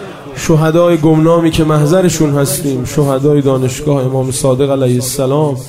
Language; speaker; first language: Persian; native; Persian